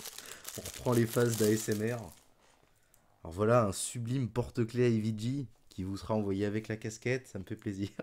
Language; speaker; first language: French; native; French